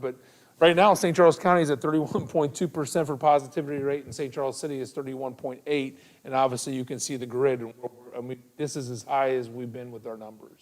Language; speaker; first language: English; native; English